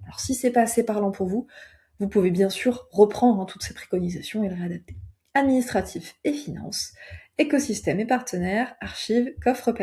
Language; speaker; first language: French; native; French